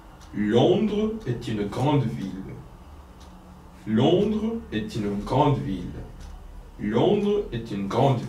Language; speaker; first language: French; non-native, fluent; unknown